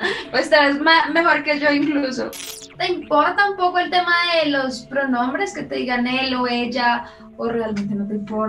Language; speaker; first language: Spanish; native; Spanish